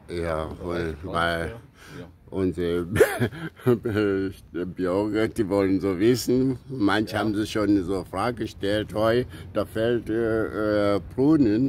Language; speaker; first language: German; non-native, learner; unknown